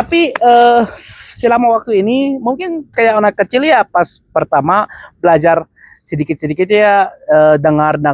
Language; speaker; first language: Indonesian; non-native, fluent; Arabic